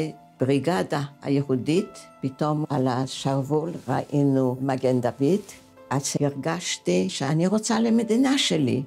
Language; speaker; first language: Hebrew; non-native, fluent; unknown